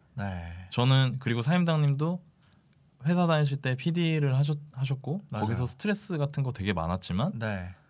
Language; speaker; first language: Korean; native; Korean